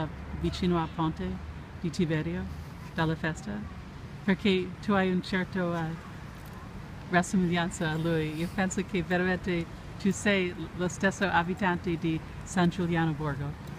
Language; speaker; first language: Italian; non-native, learner; English